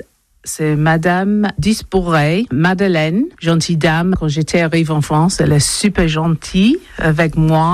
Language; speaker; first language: French; non-native, learner; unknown